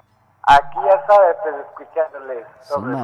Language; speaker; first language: Spanish; non-native, local second language; Quechua